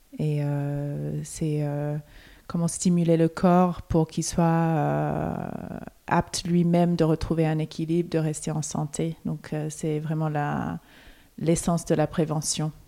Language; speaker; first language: French; non-native, fluent; English